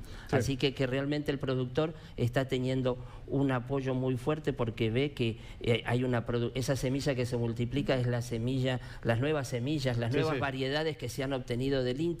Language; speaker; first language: Spanish; native; Spanish